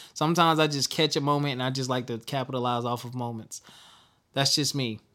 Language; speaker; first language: English; native; English